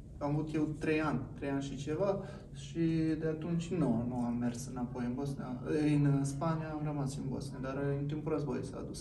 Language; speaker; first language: Romanian; non-native, fluent; Bosnian